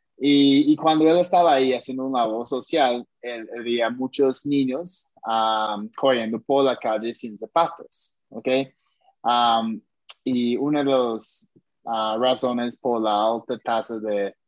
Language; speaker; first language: Spanish; non-native, fluent; English